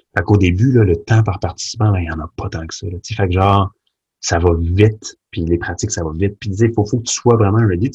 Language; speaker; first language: French; early bilingual, other home language; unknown